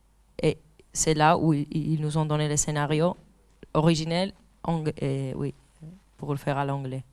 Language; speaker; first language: French; non-native, fluent; Spanish